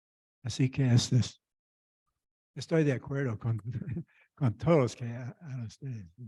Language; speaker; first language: Spanish; non-native, fluent; English